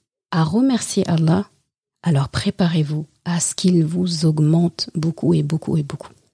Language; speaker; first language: French; native; French